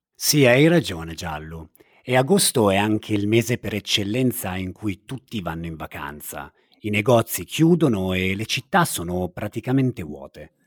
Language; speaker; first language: Italian; native; Italian